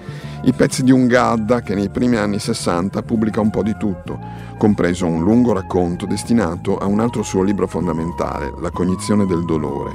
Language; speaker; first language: Italian; native; Italian